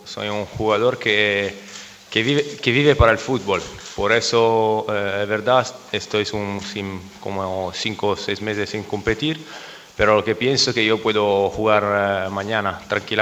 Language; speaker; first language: Spanish; non-native, fluent; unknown